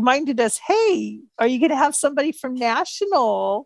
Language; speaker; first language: English; native; English